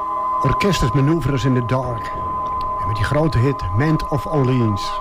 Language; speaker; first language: Dutch; native; Dutch